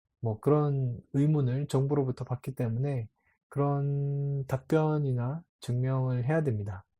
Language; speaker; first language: Korean; native; Korean